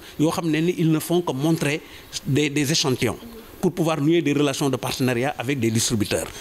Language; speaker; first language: French; non-native, local second language; Wolof